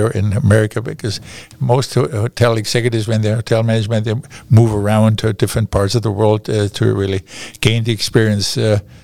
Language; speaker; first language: English; non-native, fluent; German